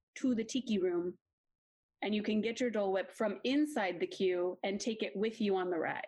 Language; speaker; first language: English; native; English